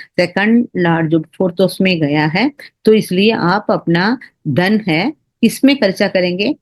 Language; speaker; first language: Hindi; non-native, local second language; Tamil